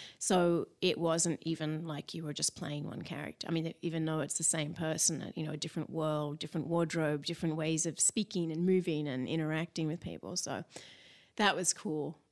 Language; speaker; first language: English; native; English